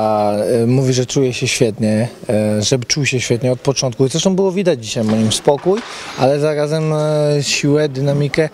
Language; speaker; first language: Polish; native; Polish